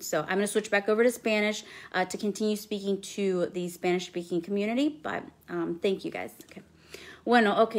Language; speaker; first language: English; early bilingual, other home language; Spanish